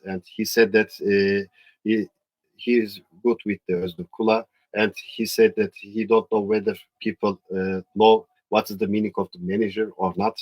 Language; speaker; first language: English; non-native, learner; Turkish